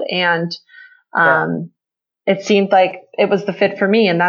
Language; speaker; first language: English; native; English